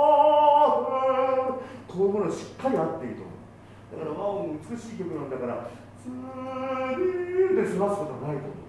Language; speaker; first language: Japanese; native; Japanese